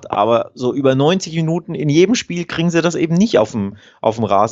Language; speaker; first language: German; native; German